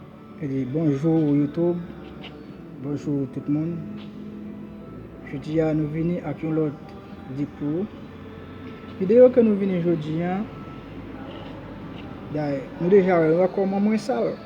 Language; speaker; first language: French; non-native, learner; Haitian Creole